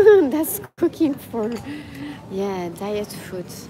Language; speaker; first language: English; non-native, fluent; French